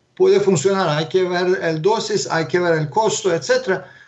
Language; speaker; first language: Spanish; non-native, fluent; Turkish